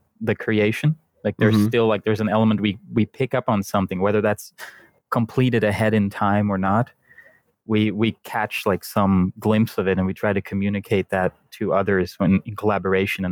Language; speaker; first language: English; non-native, fluent; Dutch